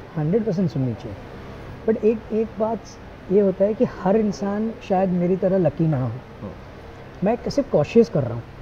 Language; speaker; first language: Hindi; non-native, local second language; Gujarati